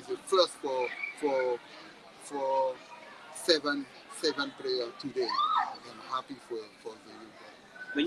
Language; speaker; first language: English; non-native, learner; French